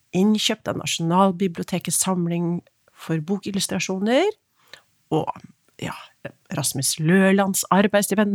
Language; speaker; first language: Norwegian; native; Norwegian